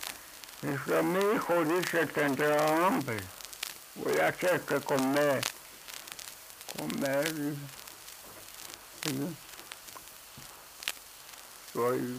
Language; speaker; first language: Spanish; non-native, local second language; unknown